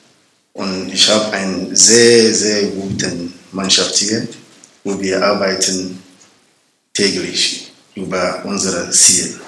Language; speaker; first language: German; non-native, learner; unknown